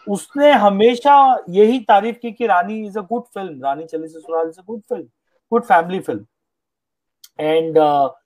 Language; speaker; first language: Hindi; native; Hindi